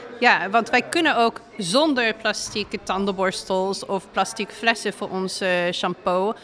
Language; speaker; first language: Dutch; non-native, fluent; English